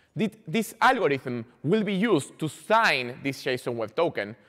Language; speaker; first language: English; non-native, fluent; Spanish